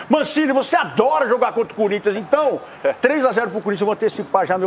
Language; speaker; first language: Portuguese; native; Portuguese